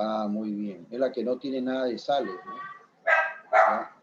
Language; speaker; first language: Spanish; native; Spanish